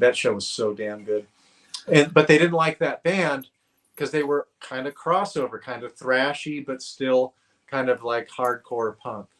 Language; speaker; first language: English; native; English